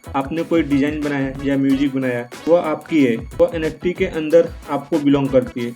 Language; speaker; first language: Hindi; native; Hindi